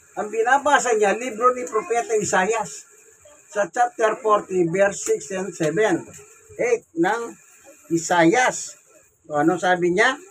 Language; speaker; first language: Filipino; non-native, local second language; Pampanga